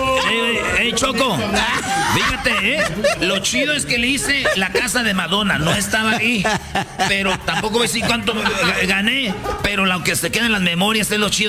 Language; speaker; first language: Spanish; native; Spanish